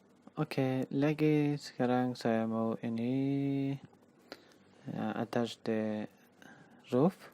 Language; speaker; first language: Indonesian; non-native, learner; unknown